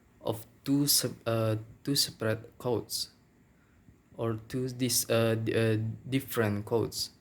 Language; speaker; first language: English; non-native, local second language; Minangkabau